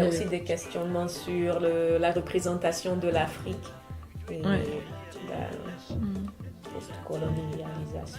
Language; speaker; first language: French; native; French